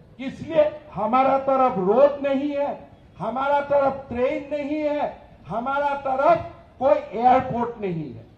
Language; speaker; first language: Hindi; non-native, local second language; Assamese